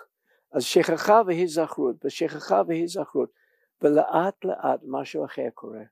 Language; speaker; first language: Hebrew; non-native, fluent; English